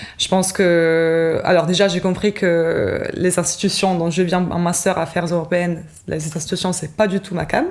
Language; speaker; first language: French; non-native, fluent; Italian